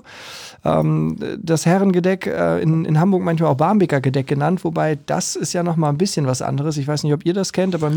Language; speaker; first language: German; native; German